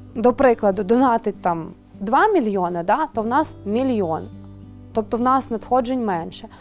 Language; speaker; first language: Ukrainian; native; Ukrainian